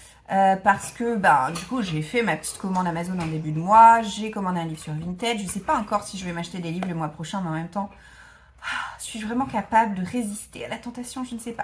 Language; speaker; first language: French; native; French